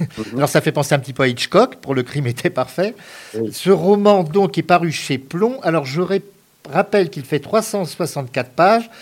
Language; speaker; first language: French; native; French